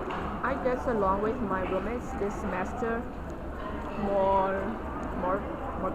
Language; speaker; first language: English; non-native, learner; Chinese